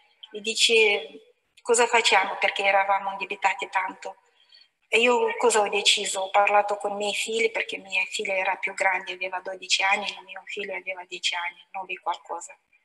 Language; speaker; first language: Italian; non-native, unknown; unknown